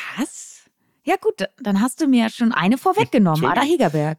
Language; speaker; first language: German; native; German